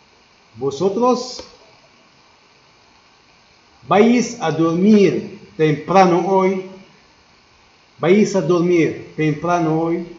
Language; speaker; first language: Spanish; non-native, learner; Arabic